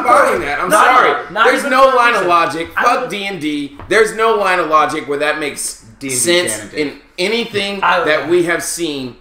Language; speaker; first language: English; native; English